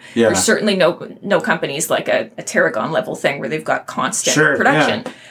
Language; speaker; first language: English; native; English